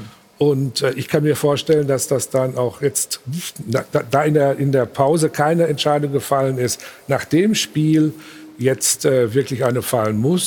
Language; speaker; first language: German; native; German